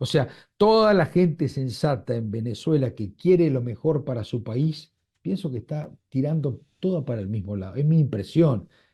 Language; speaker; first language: Spanish; native; Spanish